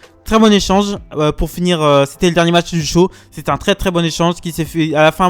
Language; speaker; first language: French; native; French